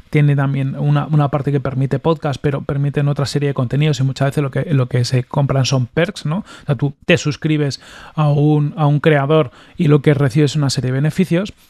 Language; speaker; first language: Spanish; native; Spanish